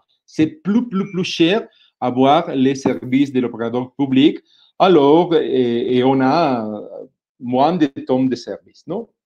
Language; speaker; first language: French; non-native, fluent; Spanish